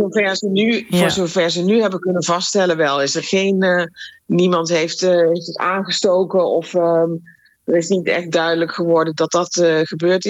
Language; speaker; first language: Dutch; native; Dutch